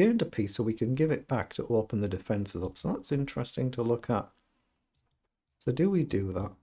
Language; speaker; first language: English; native; English